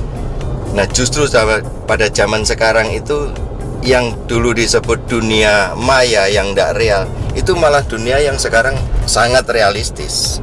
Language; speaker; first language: Indonesian; native; Indonesian